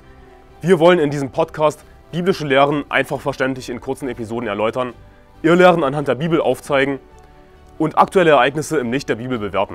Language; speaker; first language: German; native; German